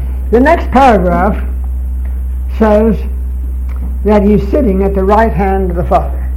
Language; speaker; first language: English; early bilingual, other home language; Chinese